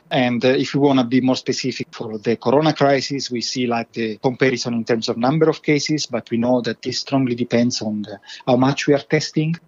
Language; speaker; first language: English; non-native, fluent; Italian